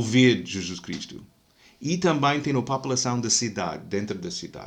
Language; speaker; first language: Portuguese; non-native, fluent; English